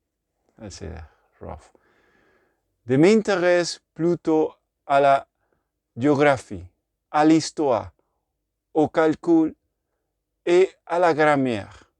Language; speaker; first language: French; non-native, learner; Spanish